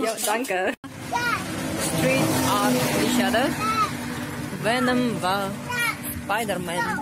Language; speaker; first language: German; non-native, learner; Uzbek